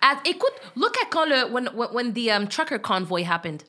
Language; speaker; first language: English; native; English